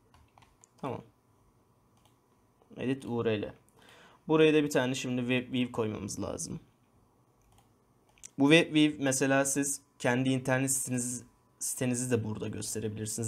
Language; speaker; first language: Turkish; native; Turkish